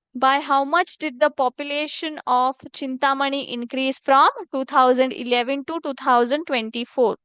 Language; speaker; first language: English; non-native, local second language; Kannada